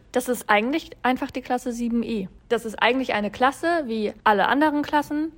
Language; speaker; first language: German; native; German